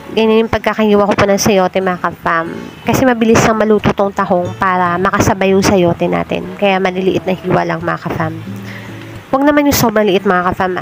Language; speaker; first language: Filipino; non-native, local second language; Aklanon